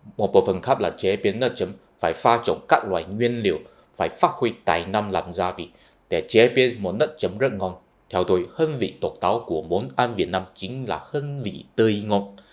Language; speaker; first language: Vietnamese; non-native, fluent; Chinese